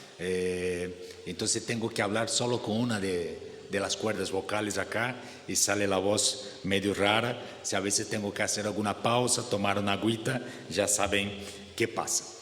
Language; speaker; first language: Spanish; non-native, fluent; Portuguese